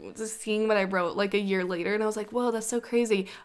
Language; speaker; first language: English; native; English